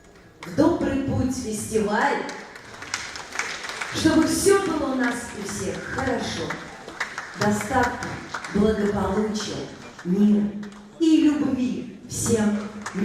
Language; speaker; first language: Russian; native; Russian